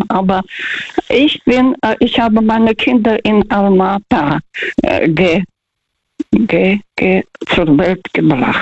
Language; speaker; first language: German; non-native, fluent; Russian